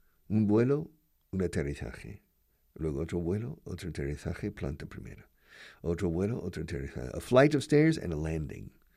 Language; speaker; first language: Spanish; non-native, fluent; English